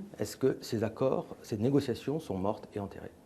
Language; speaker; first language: French; native; French